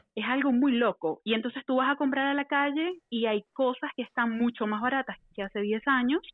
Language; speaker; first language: Spanish; native; Spanish